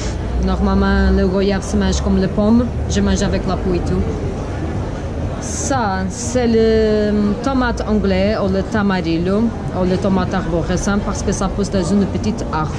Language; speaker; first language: French; non-native, learner; Portuguese